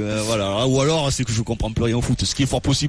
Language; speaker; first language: French; native; French